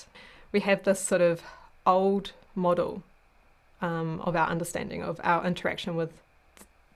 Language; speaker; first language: English; native; English